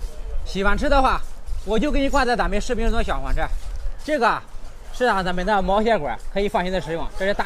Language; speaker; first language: Chinese; native; Chinese